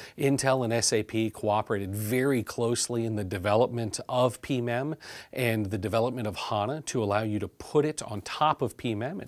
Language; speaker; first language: English; native; English